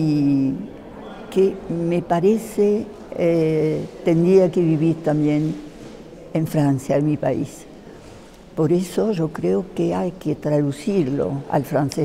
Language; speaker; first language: Spanish; non-native, fluent; French